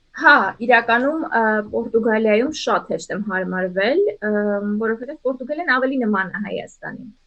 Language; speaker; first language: Armenian; native; Armenian